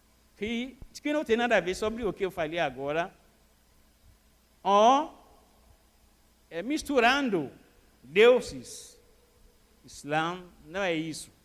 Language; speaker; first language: Portuguese; non-native, fluent; Arabic